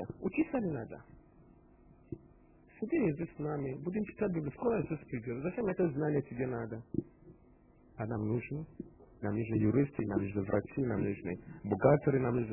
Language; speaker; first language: Russian; non-native, fluent; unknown